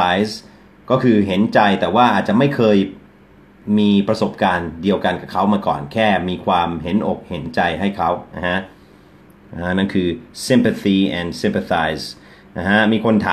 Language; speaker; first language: Thai; non-native, fluent; English